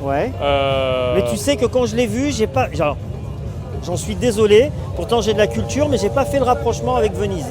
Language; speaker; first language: French; native; French